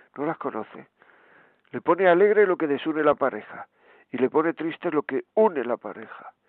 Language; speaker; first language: Spanish; native; Spanish